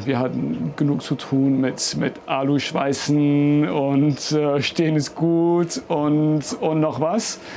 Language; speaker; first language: German; non-native, fluent; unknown